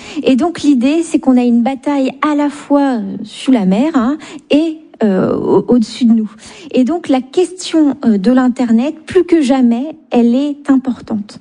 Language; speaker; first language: French; native; French